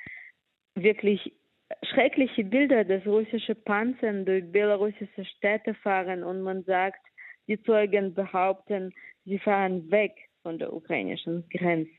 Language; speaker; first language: German; non-native, fluent; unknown